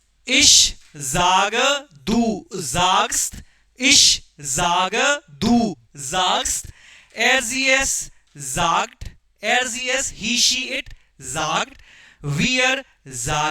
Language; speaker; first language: German; non-native, fluent; Hindi